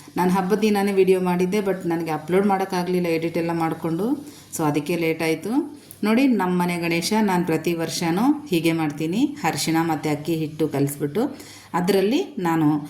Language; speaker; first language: Kannada; non-native, local second language; Telugu